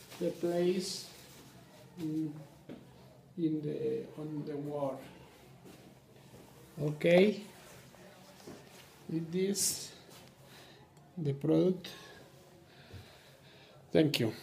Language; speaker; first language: English; non-native, learner; Spanish